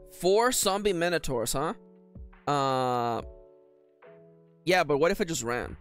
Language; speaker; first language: English; native; English